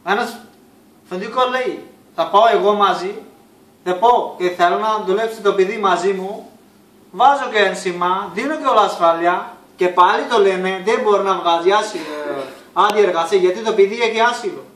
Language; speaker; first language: Greek; non-native, learner; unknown